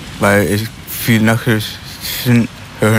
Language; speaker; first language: German; non-native, learner; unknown